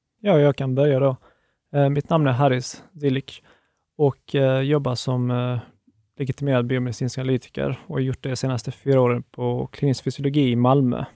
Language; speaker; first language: Swedish; native; Swedish